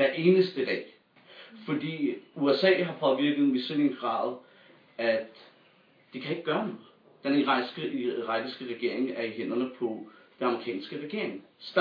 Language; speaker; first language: Danish; native; Danish